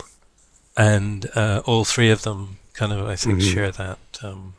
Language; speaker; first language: English; native; English